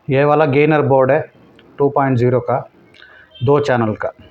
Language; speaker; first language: Hindi; non-native, local second language; Telugu